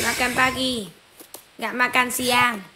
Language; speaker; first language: Indonesian; non-native, learner; Vietnamese